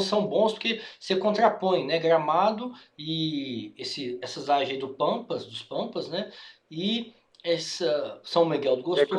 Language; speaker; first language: Portuguese; native; Portuguese